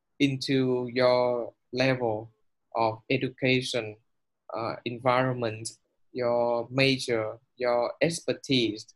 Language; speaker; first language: English; non-native, learner; Vietnamese